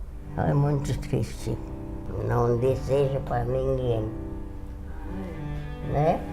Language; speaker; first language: Portuguese; non-native, learner; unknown